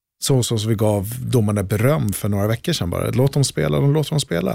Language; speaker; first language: Swedish; native; Swedish